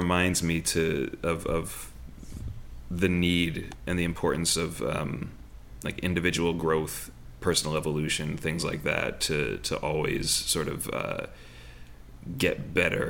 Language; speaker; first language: English; native; English